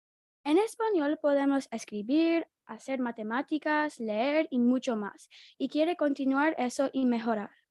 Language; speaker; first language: Spanish; non-native, learner; English